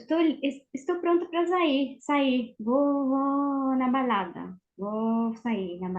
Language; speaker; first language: Portuguese; non-native, fluent; Spanish